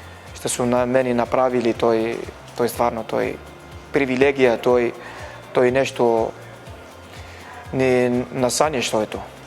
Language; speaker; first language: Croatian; non-native, learner; Arabic